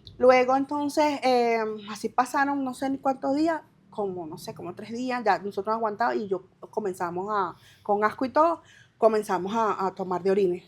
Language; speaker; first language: Spanish; native; Spanish